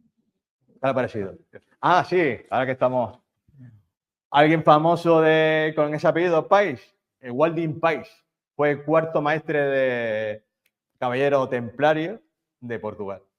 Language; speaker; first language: Spanish; native; Spanish